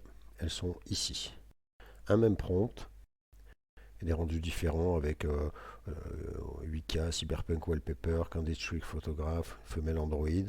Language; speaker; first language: French; native; French